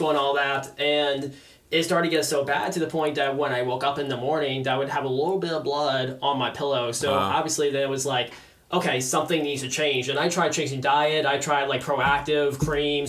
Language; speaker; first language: English; native; English